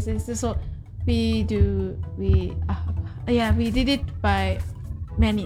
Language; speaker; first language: English; non-native, learner; Japanese